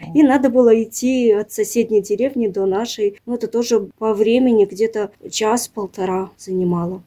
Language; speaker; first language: Russian; native; Russian